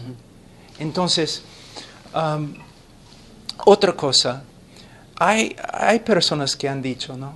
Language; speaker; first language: Spanish; non-native, fluent; English